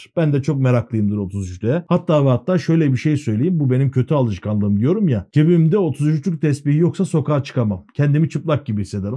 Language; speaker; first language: Turkish; native; Turkish